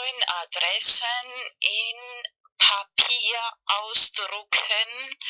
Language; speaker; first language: German; non-native, learner; Spanish